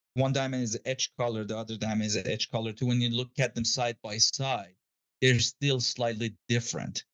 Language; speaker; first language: English; non-native, fluent; Persian